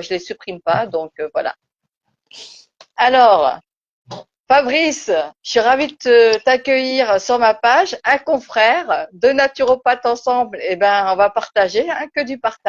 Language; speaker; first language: French; native; French